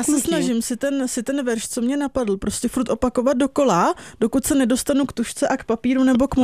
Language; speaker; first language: Czech; native; Czech